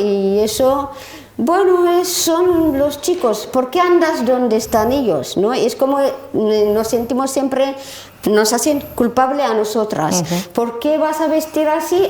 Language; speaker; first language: Spanish; non-native, learner; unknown